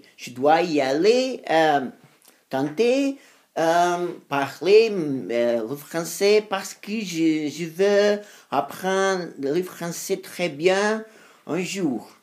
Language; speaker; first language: French; non-native, learner; Spanish